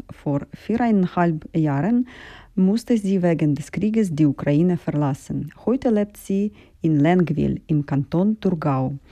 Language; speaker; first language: German; non-native, fluent; Ukrainian